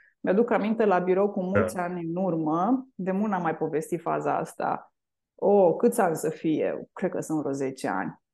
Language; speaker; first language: Romanian; native; Romanian